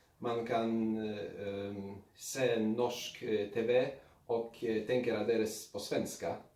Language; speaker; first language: Swedish; non-native, learner; Polish